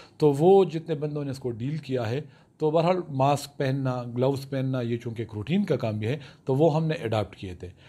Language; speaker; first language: Urdu; non-native, local second language; Pashto